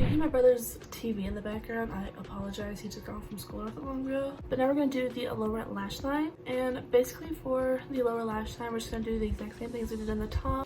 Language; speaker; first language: English; native; English